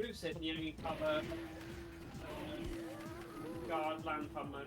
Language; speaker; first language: Welsh; native; Welsh